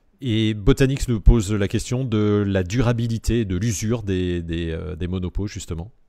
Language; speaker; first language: French; native; French